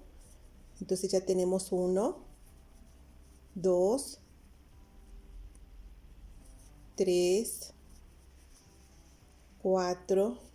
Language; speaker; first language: Spanish; native; Spanish